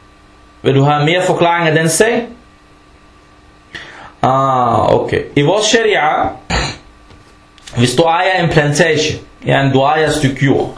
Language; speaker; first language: Danish; early bilingual, other home language; Arabic